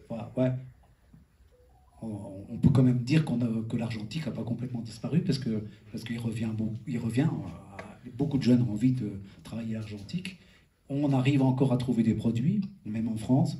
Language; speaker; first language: French; native; French